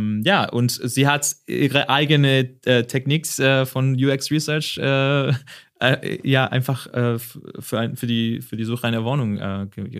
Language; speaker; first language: German; non-native, fluent; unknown